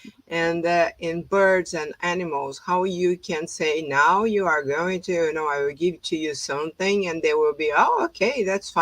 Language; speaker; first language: English; non-native, fluent; Portuguese